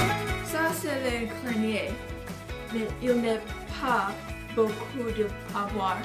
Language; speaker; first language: French; non-native, learner; English